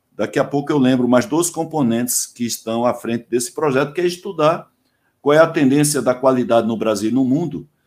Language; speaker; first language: Portuguese; native; Portuguese